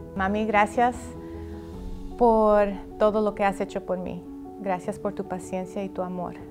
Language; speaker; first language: Spanish; early bilingual, heritage; Spanish